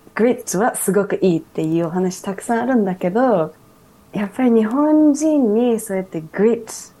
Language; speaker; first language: Japanese; early bilingual, heritage; English